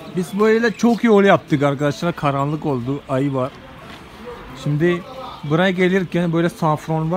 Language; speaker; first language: Turkish; non-native, fluent; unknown